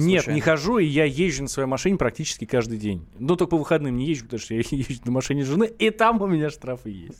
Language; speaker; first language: Russian; native; Russian